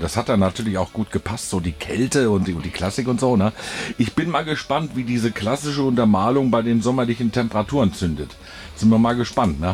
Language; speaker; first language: German; native; German